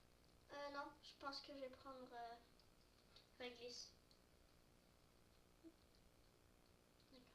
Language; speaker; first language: French; native; French